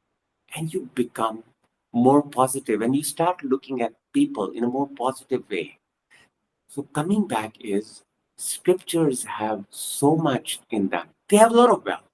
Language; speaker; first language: English; non-native, local second language; Punjabi